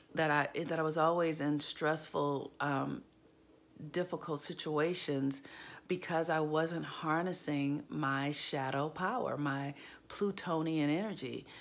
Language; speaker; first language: English; native; English